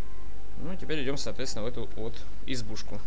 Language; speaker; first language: Russian; native; Russian